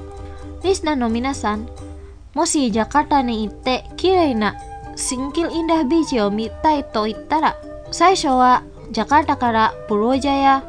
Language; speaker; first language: Japanese; non-native, fluent; Indonesian